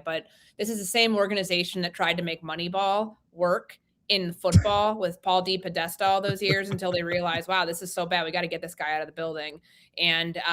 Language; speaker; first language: English; native; English